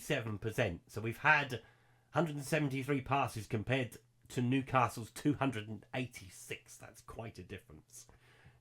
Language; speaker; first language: English; native; English